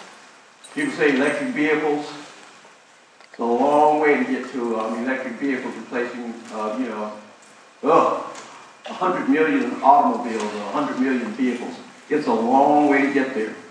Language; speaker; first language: English; native; English